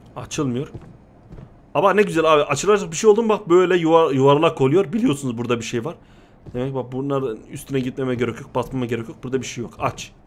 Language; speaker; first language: Turkish; early bilingual, heritage; Turkish